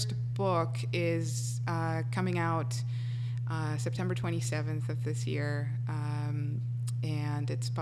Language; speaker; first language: English; non-native, fluent; Spanish